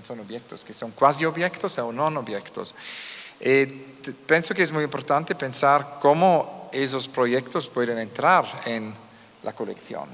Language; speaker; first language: Spanish; non-native, learner; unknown